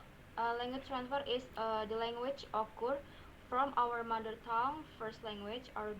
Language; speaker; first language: English; non-native, learner; Indonesian